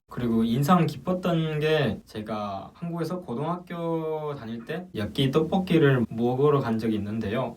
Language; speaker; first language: Korean; non-native, fluent; Chinese